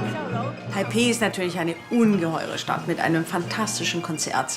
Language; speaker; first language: German; native; German